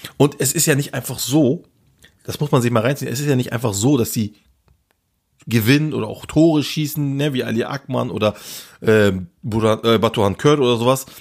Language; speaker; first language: German; early bilingual, other home language; Turkish